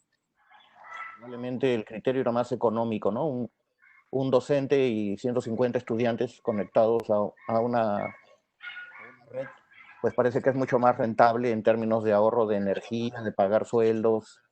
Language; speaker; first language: Spanish; native; Spanish